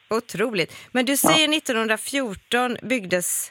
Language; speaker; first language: Swedish; native; Swedish